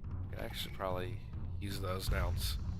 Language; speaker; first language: English; native; English